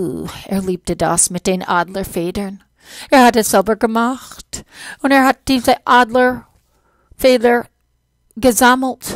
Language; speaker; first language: German; non-native, fluent; English